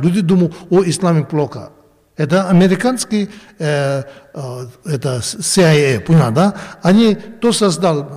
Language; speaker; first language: Russian; non-native, learner; Tibetan